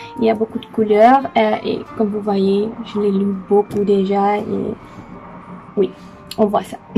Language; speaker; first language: French; non-native, learner; Dutch